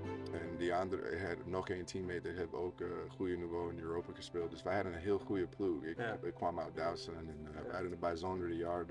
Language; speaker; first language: Dutch; non-native, fluent; English